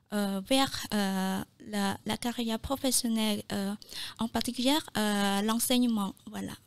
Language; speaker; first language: French; non-native, fluent; Khmer